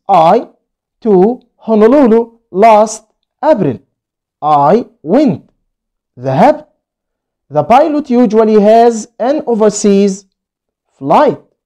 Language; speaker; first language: English; non-native, fluent; Arabic